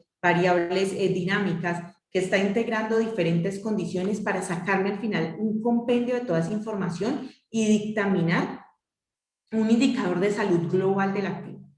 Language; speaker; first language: Spanish; native; Spanish